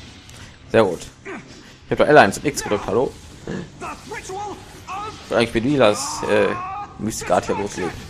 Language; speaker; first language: German; native; German